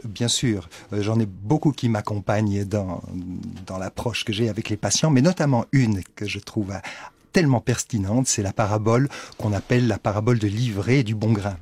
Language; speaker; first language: French; native; French